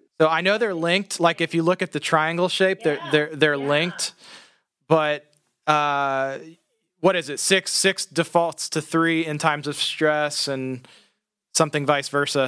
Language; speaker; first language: English; native; English